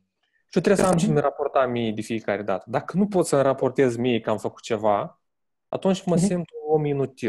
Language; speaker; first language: Romanian; native; Romanian